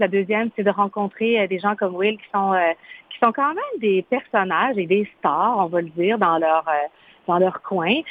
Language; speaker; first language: French; early bilingual, other home language; Spanish